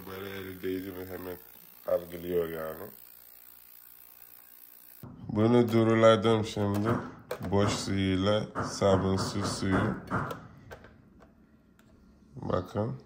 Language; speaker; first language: Turkish; native; Turkish